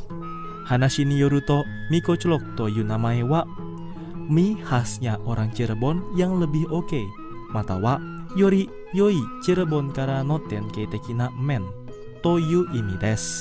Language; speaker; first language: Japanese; non-native, fluent; Indonesian